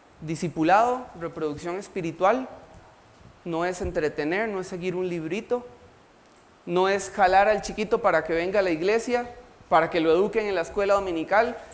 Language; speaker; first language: Spanish; native; Spanish